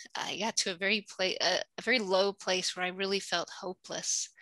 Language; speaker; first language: English; native; English